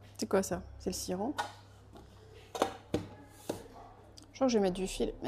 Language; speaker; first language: French; early bilingual, other home language; Portuguese